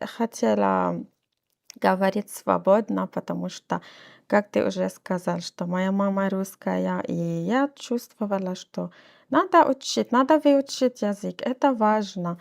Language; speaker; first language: Russian; non-native, learner; Arabic